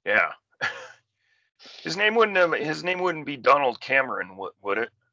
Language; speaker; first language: English; native; English